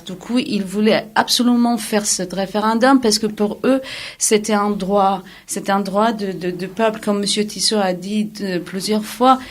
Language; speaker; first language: French; non-native, fluent; Kurdish